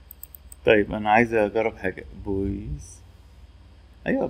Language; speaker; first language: Arabic; native; Arabic